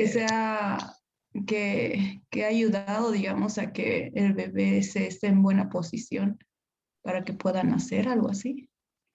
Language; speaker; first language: Spanish; native; Spanish